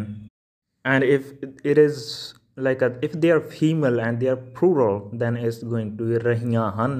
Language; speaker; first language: English; non-native, local second language; Punjabi